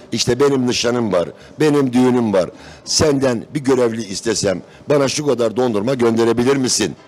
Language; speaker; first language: Turkish; native; Turkish